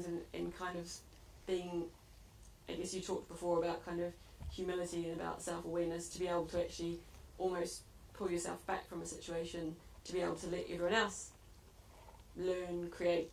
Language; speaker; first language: English; native; English